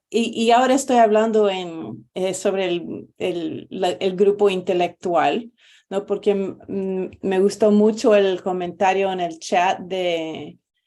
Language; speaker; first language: Spanish; non-native, fluent; English